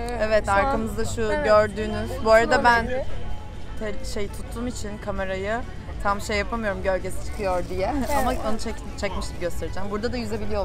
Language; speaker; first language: Turkish; native; Turkish